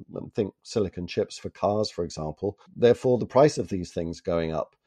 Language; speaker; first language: English; native; English